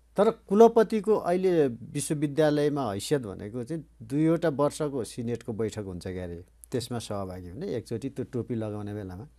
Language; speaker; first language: Nepali; native; Nepali